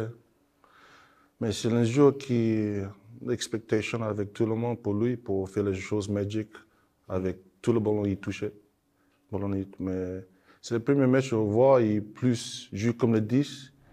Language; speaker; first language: French; non-native, learner; English